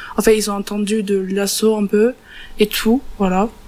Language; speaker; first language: French; non-native, learner; Turkish